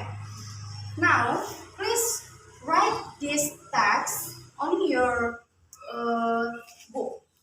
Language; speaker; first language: English; non-native, learner; Indonesian